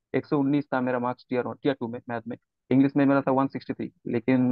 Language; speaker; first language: Hindi; non-native, local second language; Bangla